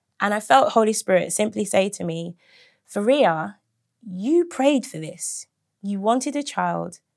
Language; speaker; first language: English; native; English